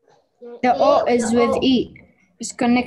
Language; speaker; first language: English; non-native, learner; Arabic